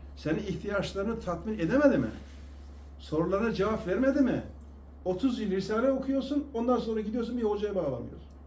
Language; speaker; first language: Turkish; non-native, local second language; Kurdish